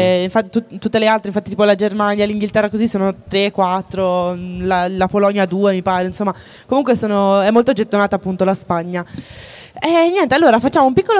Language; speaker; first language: Italian; native; Italian